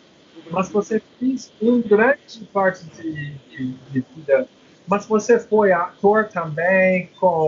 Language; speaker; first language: Portuguese; non-native, learner; English